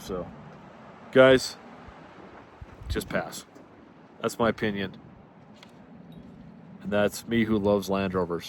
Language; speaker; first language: English; native; English